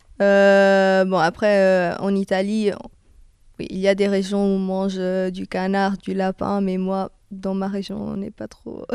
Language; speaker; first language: French; non-native, fluent; Italian